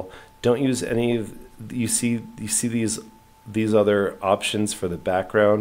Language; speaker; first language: English; native; English